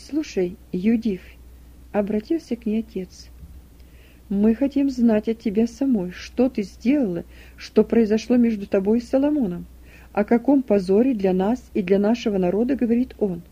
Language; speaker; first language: Russian; native; Russian